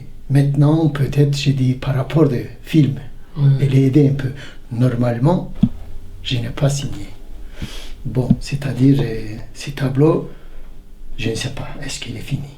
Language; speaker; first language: French; non-native, learner; Turkish